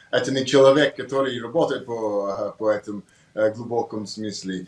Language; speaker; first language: Russian; non-native, learner; English